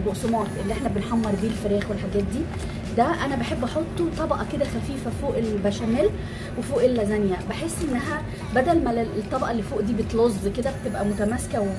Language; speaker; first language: Arabic; native; Arabic